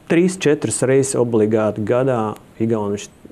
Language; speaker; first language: Latvian; non-native, local second language; Russian